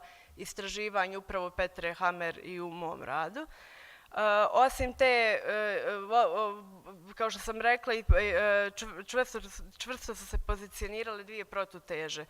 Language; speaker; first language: Bosnian; native; Bosnian